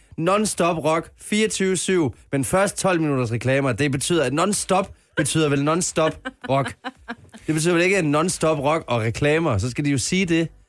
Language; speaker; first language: Danish; native; Danish